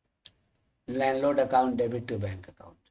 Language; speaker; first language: Hindi; native; Hindi